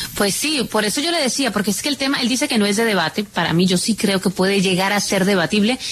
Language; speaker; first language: Spanish; native; Spanish